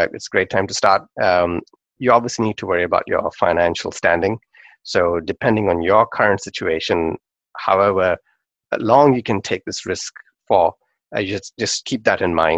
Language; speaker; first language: English; non-native, local second language; Urdu